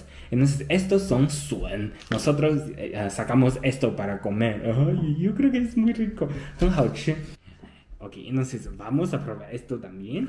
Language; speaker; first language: Spanish; non-native, fluent; Chinese